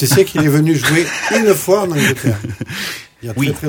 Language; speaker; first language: French; native; French